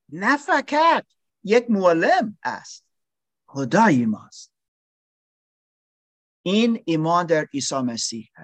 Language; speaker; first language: Persian; non-native, learner; English